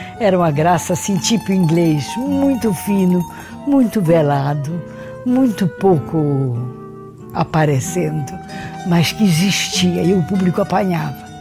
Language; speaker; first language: Portuguese; early bilingual, other home language; Hungarian